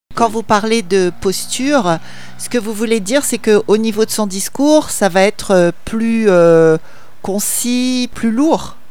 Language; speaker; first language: French; native; French